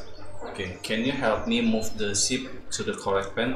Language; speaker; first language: English; non-native, learner; Indonesian